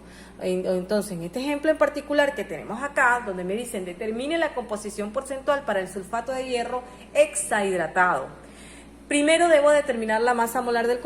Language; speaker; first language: Spanish; native; Spanish